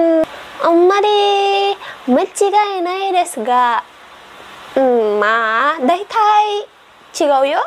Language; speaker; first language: Japanese; non-native, learner; Indonesian